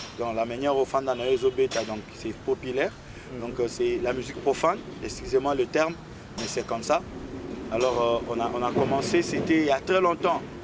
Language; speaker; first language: French; non-native, local second language; Swahili